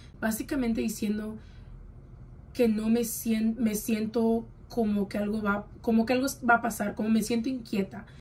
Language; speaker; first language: Spanish; early bilingual, heritage; Spanish